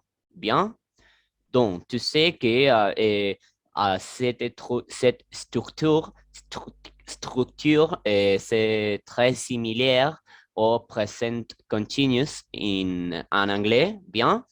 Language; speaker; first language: French; non-native, learner; Spanish